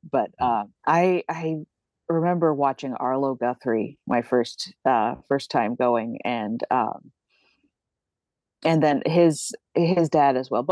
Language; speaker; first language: English; native; English